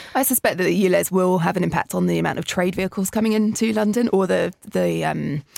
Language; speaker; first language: English; native; English